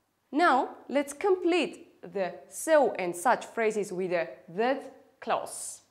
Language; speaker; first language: English; non-native, fluent; Armenian